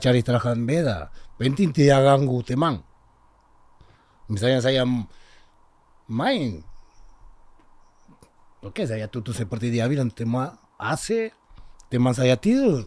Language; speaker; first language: Indonesian; non-native, learner; Spanish